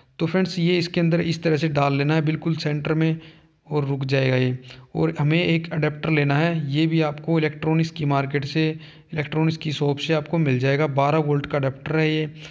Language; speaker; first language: Hindi; native; Hindi